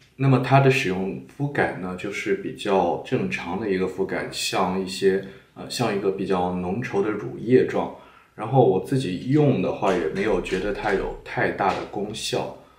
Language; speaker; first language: Chinese; native; Chinese